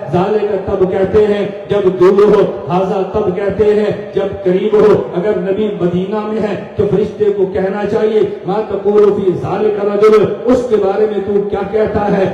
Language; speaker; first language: Urdu; non-native, local second language; Punjabi